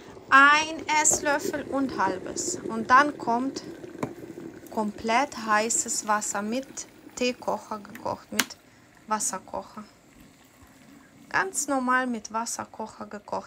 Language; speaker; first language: German; non-native, fluent; Ukrainian